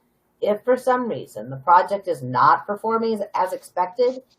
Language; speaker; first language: English; native; English